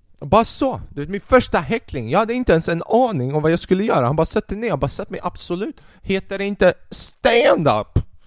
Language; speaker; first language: Swedish; early bilingual, other home language; Albanian